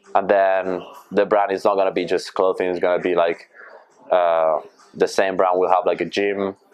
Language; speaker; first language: English; non-native, fluent; Spanish